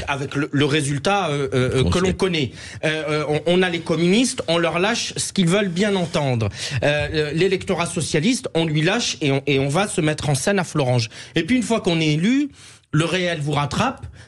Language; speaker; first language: French; native; French